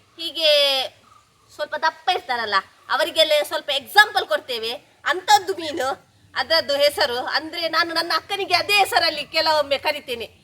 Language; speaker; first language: Kannada; non-native, local second language; Tulu